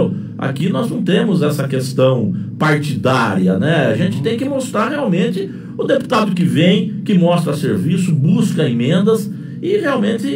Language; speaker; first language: Portuguese; native; Portuguese